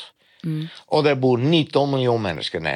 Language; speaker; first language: Swedish; non-native, learner; Dutch